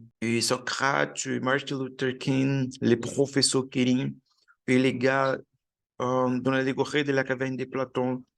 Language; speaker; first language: French; non-native, learner; Portuguese